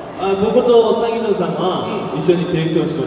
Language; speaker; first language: Japanese; non-native, learner; Korean